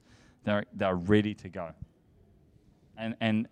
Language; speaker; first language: English; native; English